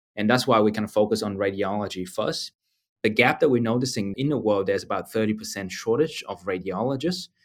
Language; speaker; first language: English; non-native, fluent; Vietnamese